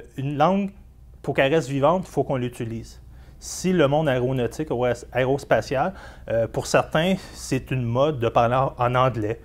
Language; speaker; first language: French; native; French